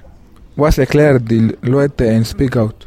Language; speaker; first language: German; non-native, learner; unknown